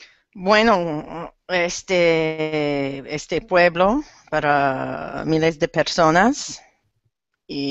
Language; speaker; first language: Spanish; non-native, learner; English